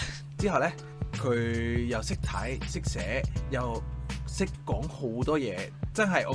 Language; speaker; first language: Cantonese; non-native, fluent; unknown